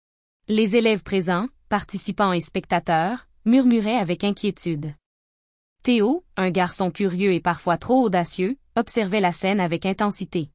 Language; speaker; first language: French; native; French